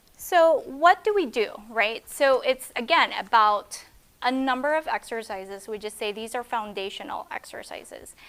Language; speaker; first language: English; native; English